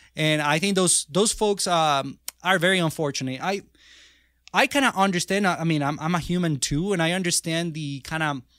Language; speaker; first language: English; non-native, fluent; Spanish